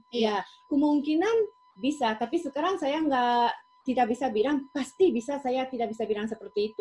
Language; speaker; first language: Indonesian; non-native, fluent; Japanese